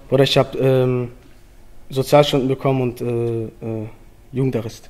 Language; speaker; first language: German; early bilingual, other home language; Albanian